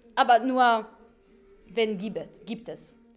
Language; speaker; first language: German; non-native, learner; Italian